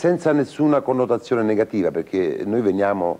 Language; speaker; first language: Italian; native; Italian